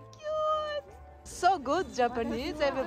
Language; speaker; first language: English; non-native, learner; Japanese